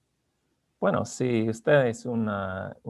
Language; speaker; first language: Spanish; non-native, learner; English